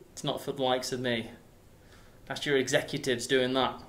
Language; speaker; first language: English; native; English